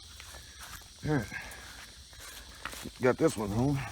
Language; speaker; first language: English; native; English